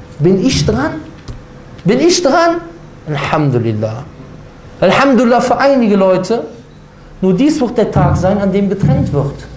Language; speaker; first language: German; native; German